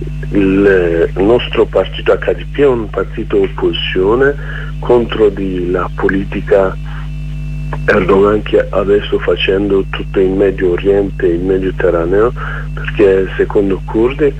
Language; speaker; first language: Italian; non-native, learner; Kurdish